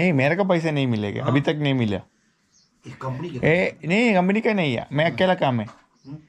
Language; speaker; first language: Hindi; non-native, local second language; Malayalam